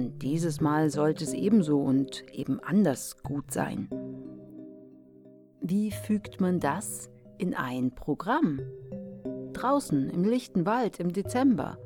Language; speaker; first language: German; native; German